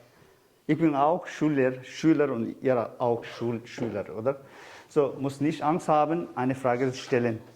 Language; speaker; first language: German; non-native, learner; Tibetan